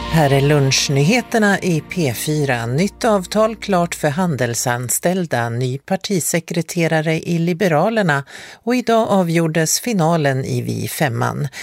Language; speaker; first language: Swedish; native; Swedish